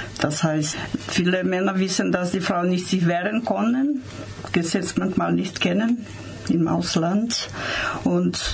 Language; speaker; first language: German; non-native, fluent; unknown